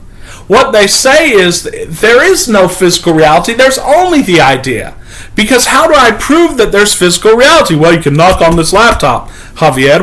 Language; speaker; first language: English; native; English